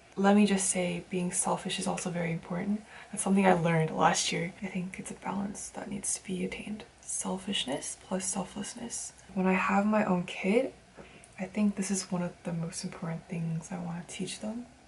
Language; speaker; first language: English; early bilingual, other home language; Korean